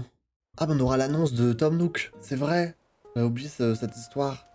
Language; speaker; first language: French; native; French